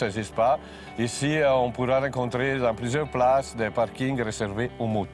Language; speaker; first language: French; non-native, fluent; Italian